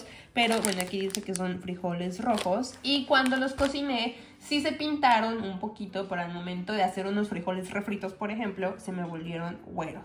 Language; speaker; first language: Spanish; native; Spanish